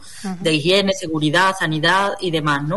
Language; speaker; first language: Spanish; native; Spanish